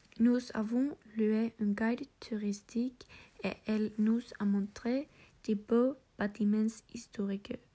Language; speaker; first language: French; non-native, learner; English